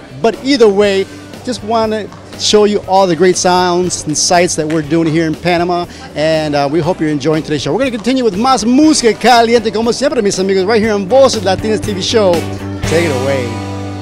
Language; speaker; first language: English; early bilingual, other home language; Spanish